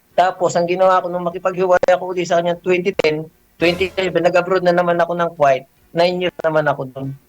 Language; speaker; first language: Filipino; native; Filipino